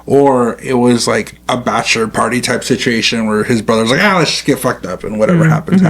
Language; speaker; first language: English; native; English